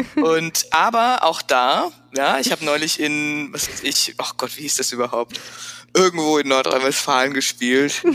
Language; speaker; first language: German; native; German